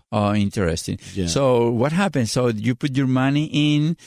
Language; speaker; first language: English; non-native, fluent; Spanish